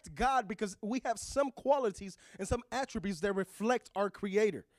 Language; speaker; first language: English; early bilingual, other home language; Spanish